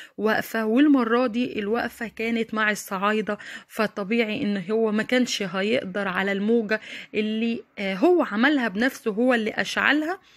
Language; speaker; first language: Arabic; native; Arabic